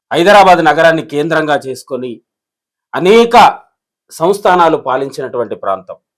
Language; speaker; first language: Telugu; native; Telugu